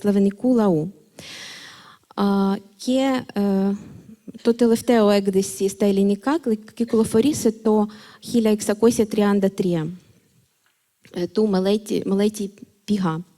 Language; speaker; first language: Greek; non-native, fluent; Ukrainian